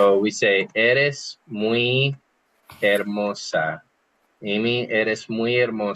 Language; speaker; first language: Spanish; non-native, fluent; English